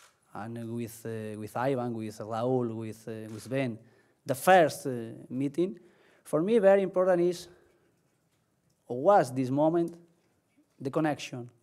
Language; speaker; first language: English; non-native, learner; Spanish